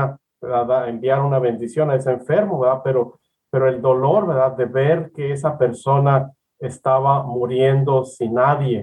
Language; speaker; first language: Spanish; native; Spanish